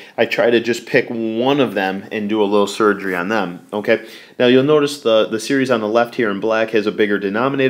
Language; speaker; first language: English; native; English